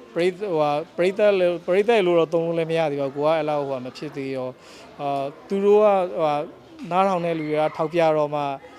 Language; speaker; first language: Burmese; non-native, local second language; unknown